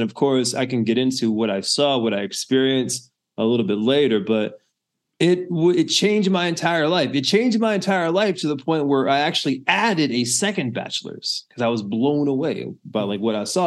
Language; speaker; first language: English; native; English